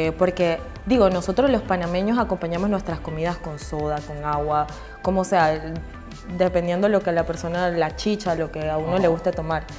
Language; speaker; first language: Spanish; native; Spanish